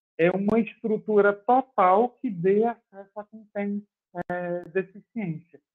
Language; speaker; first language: Portuguese; native; Portuguese